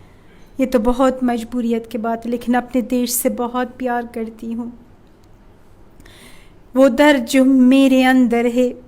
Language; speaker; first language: Hindi; non-native, fluent; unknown